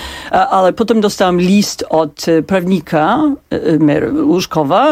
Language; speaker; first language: Polish; non-native, fluent; English